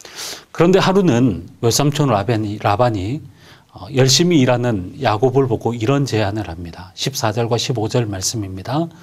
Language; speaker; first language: Korean; native; Korean